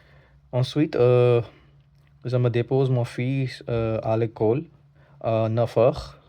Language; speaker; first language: French; non-native, learner; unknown